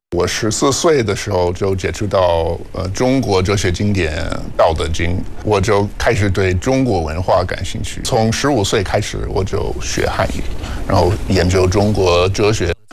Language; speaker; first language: Chinese; non-native, fluent; English